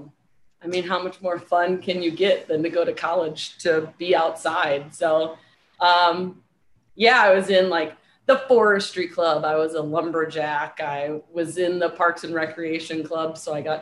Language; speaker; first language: English; native; English